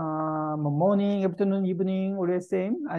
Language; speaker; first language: English; non-native, learner; Korean